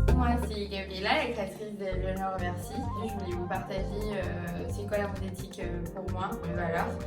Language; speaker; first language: French; non-native, fluent; Spanish